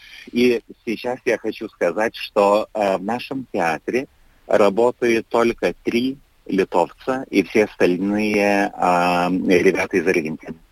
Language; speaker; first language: Russian; non-native, fluent; Lithuanian